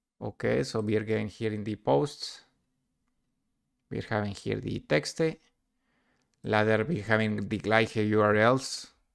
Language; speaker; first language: German; non-native, learner; Spanish